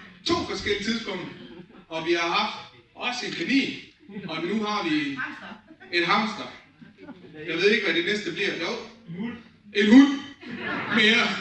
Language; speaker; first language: Danish; early bilingual, other home language; Vietnamese